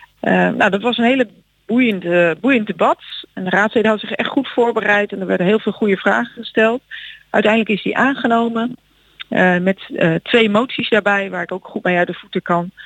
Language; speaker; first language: Dutch; native; Dutch